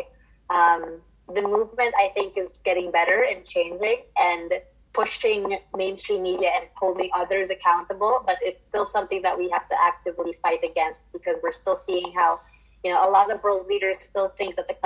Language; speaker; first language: English; non-native, local second language; Filipino